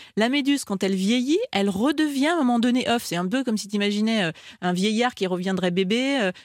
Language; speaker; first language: French; native; French